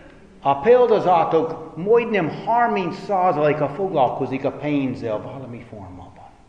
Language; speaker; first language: Hungarian; non-native, fluent; English